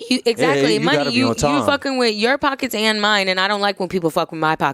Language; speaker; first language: English; native; English